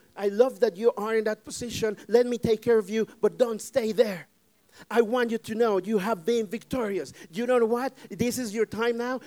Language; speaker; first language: English; non-native, fluent; Spanish